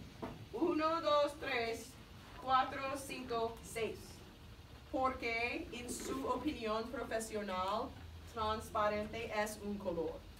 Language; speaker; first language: Spanish; non-native, fluent; English